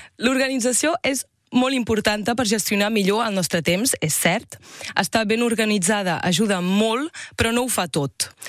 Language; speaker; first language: Catalan; native; Catalan